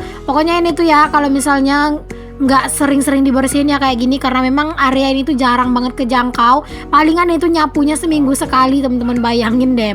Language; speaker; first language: Indonesian; native; Indonesian